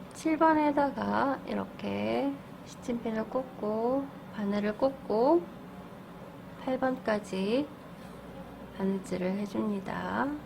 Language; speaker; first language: Korean; native; Korean